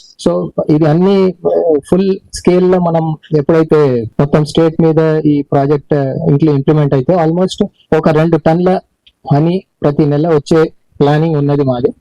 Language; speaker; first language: Telugu; native; Telugu